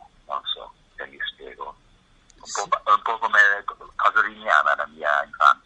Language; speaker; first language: Italian; non-native, fluent; Japanese